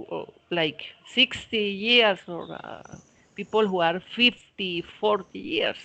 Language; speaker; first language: English; non-native, fluent; Spanish